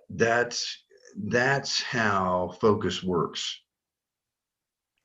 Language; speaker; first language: English; native; English